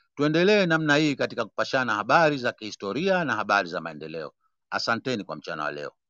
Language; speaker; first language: Swahili; native; Swahili